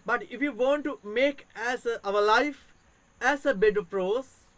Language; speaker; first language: English; non-native, local second language; Sinhala